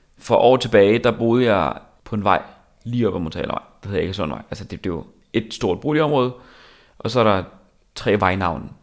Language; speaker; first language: Danish; native; Danish